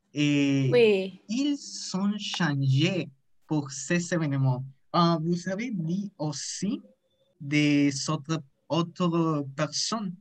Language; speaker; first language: French; non-native, learner; Spanish